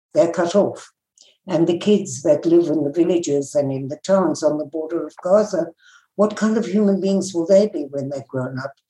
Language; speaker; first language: English; native; English